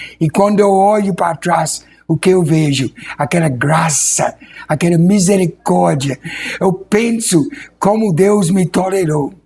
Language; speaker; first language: Portuguese; non-native, fluent; English